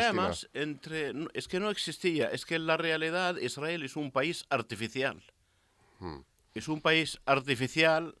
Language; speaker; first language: Spanish; non-native, learner; Arabic